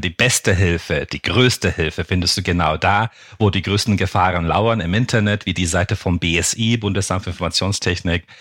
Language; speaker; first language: German; non-native, fluent; Turkish